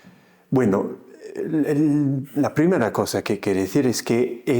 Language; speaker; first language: Spanish; non-native, fluent; English